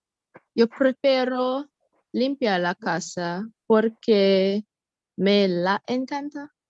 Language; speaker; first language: Spanish; non-native, learner; English